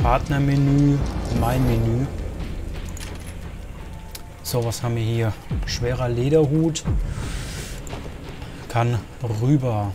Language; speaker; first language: German; native; German